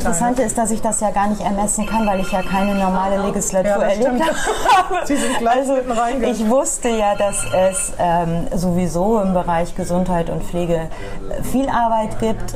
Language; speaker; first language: German; native; German